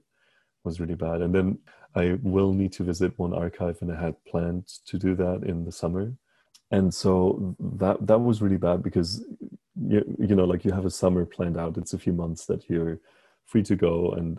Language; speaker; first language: English; non-native, fluent; German